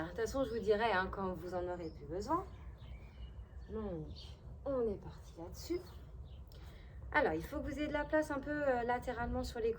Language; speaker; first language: French; native; French